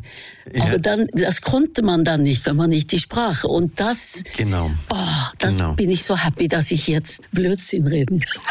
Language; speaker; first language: German; non-native, fluent; Norwegian